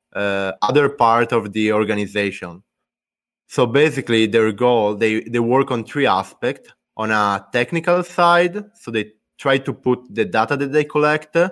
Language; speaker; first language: English; non-native, fluent; Italian